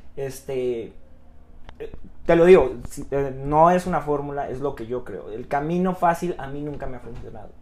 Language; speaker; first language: Spanish; native; Spanish